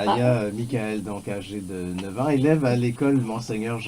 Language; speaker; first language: French; native; French